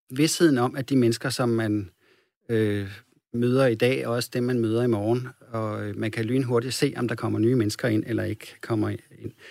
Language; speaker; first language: Danish; native; Danish